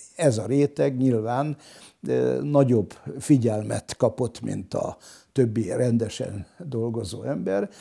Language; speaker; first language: Hungarian; non-native, local second language; German